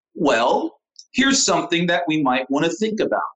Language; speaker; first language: English; native; English